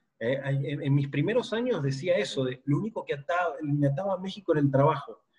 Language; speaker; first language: Spanish; native; Spanish